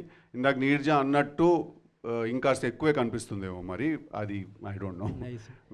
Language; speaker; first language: Telugu; native; Telugu